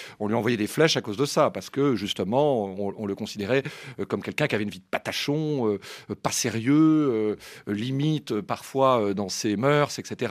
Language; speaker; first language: French; native; French